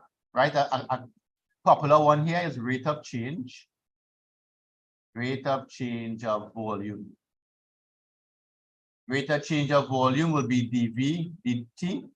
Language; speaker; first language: English; native; English